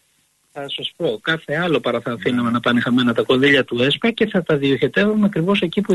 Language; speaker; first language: Greek; native; Greek